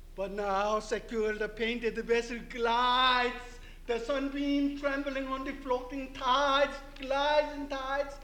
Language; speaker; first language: English; non-native, fluent; Korean